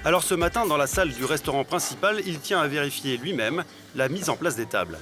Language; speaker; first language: French; native; French